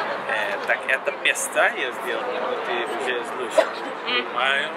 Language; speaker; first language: Russian; non-native, learner; Italian